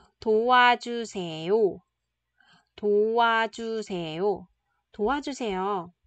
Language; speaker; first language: Korean; non-native, fluent; Vietnamese